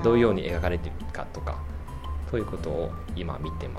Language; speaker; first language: Japanese; non-native, fluent; Chinese